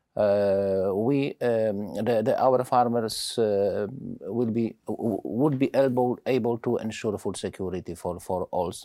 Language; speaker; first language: English; non-native, learner; Polish